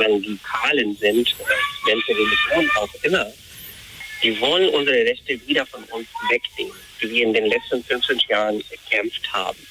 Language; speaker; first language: German; non-native, fluent; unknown